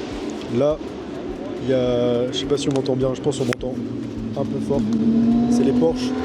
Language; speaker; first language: French; native; French